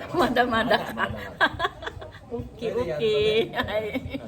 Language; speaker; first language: Japanese; non-native, learner; Filipino